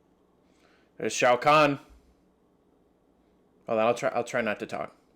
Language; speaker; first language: English; native; English